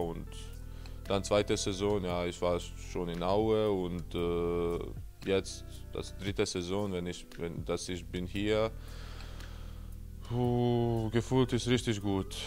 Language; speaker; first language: German; non-native, fluent; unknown